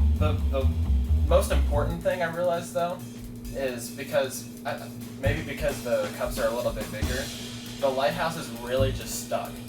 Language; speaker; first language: English; native; English